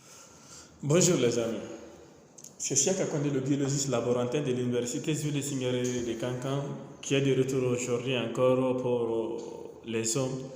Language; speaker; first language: French; non-native, local second language; Mandingo